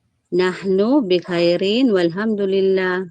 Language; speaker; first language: Arabic; non-native, learner; Filipino